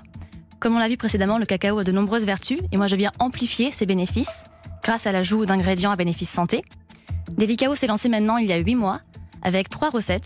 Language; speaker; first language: French; native; French